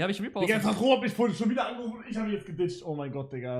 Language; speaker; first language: German; native; German